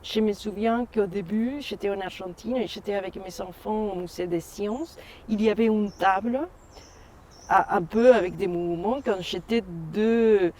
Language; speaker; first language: French; non-native, fluent; Spanish